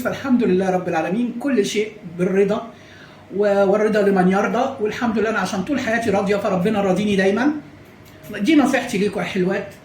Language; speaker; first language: Arabic; native; Arabic